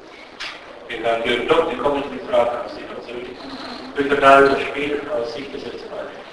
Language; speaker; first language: German; native; German